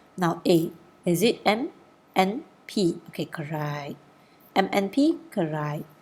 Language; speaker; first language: English; non-native, local second language; Malay